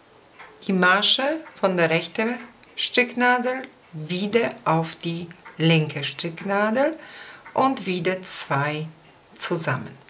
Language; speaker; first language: German; non-native, fluent; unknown